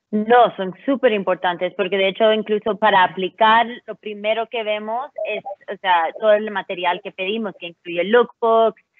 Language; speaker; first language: Spanish; early bilingual, heritage; Spanish